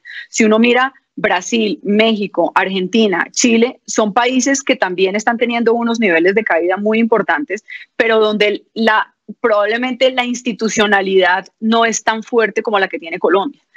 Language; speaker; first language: Spanish; native; Spanish